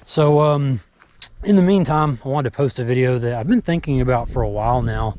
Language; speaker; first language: English; native; English